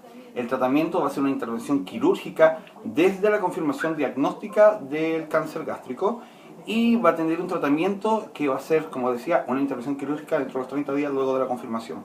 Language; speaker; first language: Spanish; native; Spanish